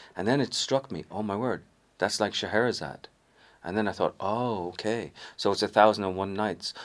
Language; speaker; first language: English; native; English